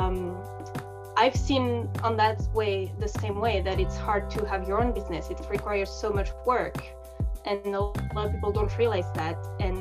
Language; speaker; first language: English; non-native, fluent; French